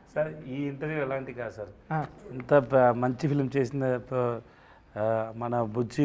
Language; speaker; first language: Telugu; non-native, learner; Tamil